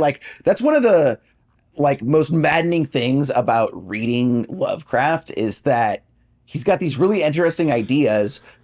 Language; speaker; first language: English; native; English